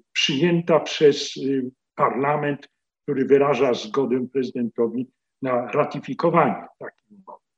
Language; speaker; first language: Polish; native; Polish